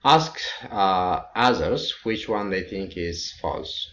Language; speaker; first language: English; non-native, local second language; Amharic